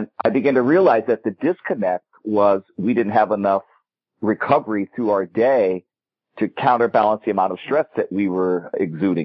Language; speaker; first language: English; native; English